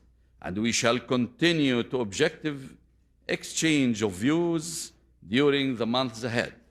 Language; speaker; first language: English; non-native, fluent; Arabic